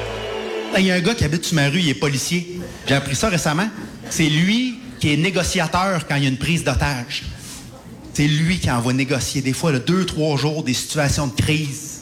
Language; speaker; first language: French; native; French